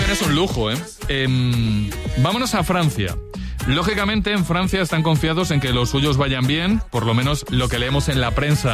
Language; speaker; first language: Spanish; native; Spanish